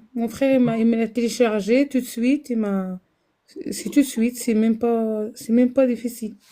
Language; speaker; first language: French; non-native, local second language; Arabic